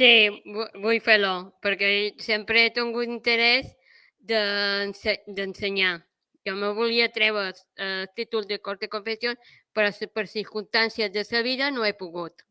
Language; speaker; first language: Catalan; non-native, local second language; Spanish